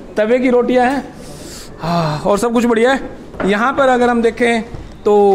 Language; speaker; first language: Hindi; native; Hindi